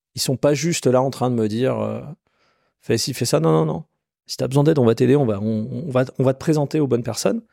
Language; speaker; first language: French; native; French